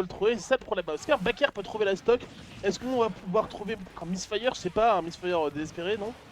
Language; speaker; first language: French; native; French